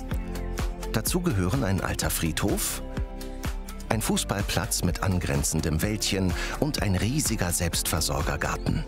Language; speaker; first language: German; native; German